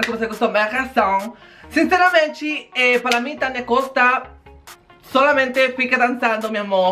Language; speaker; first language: Portuguese; non-native, learner; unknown